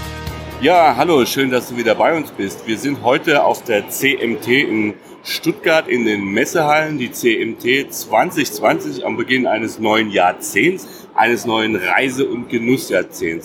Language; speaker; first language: German; native; German